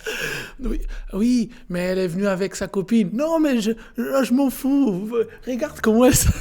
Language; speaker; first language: French; non-native, learner; Portuguese